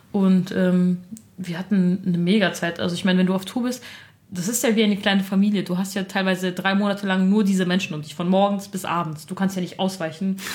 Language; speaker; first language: German; early bilingual, other home language; Armenian